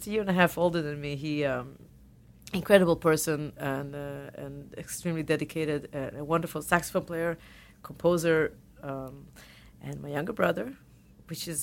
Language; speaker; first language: English; non-native, fluent; Hebrew